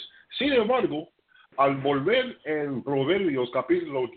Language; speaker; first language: Spanish; non-native, fluent; English